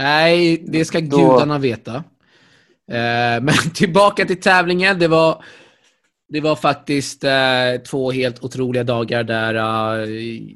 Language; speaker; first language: Swedish; native; Swedish